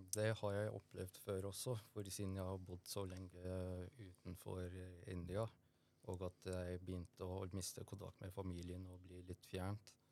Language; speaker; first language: Norwegian; early bilingual, other home language; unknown